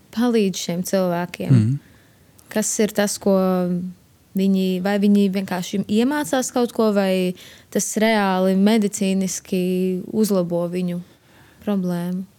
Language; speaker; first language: Latvian; native; Latvian